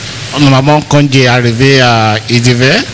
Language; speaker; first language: French; non-native, learner; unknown